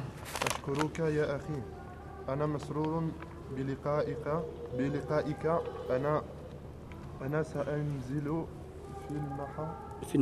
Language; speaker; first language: Arabic; non-native, learner; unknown